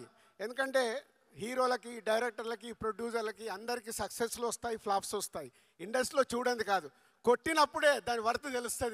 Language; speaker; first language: Telugu; native; Telugu